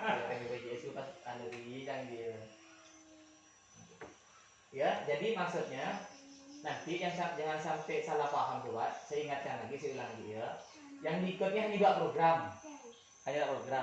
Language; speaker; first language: Malay; native; Malay